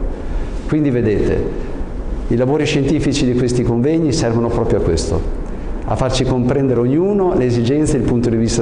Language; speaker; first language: Italian; native; Italian